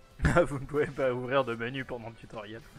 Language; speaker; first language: French; native; French